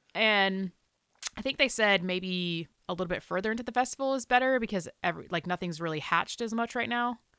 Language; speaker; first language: English; native; English